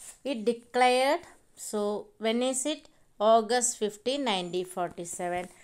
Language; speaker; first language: English; non-native, local second language; Malayalam